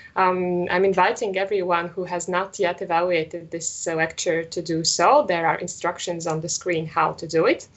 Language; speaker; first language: English; non-native, fluent; Latvian